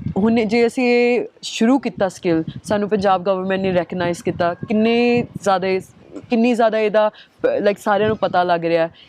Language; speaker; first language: Punjabi; early bilingual, heritage; Punjabi